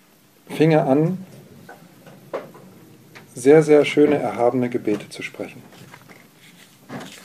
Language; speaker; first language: German; native; German